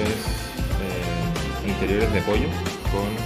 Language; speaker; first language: Spanish; early bilingual, other home language; Chinese